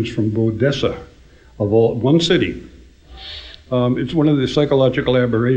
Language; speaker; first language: English; native; English